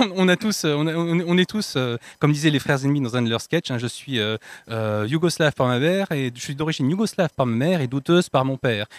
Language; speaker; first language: French; native; French